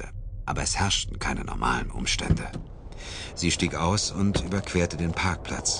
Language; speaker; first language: German; native; German